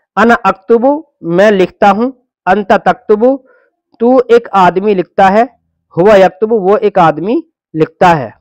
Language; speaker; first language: Urdu; native; Urdu